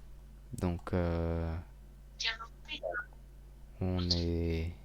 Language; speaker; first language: French; native; French